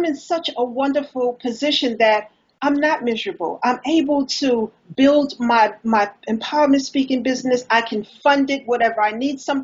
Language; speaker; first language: English; native; English